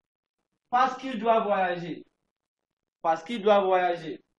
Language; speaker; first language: French; non-native, fluent; English